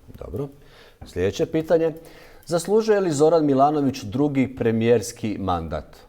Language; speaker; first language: Croatian; native; Croatian